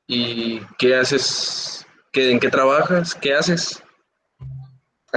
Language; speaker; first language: Spanish; native; Spanish